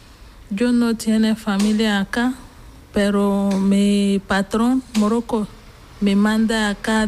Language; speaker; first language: Spanish; non-native, learner; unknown